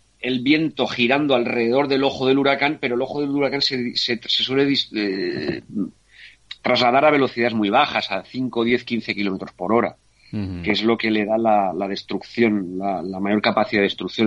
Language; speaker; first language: Spanish; native; Spanish